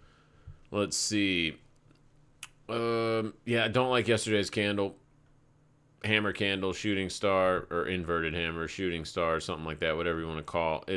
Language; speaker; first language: English; native; English